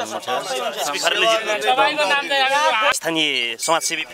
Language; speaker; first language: Nepali; native; Nepali